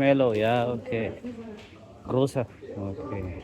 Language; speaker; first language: German; non-native, learner; Amharic